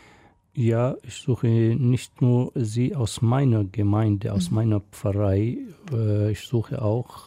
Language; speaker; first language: German; non-native, fluent; Arabic